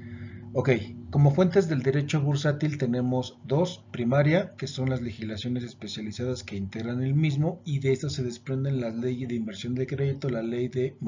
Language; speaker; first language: Spanish; native; Spanish